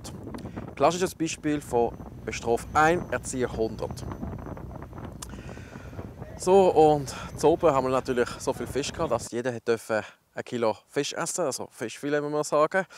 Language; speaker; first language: German; native; German